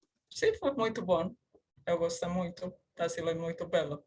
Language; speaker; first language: Portuguese; non-native, learner; Spanish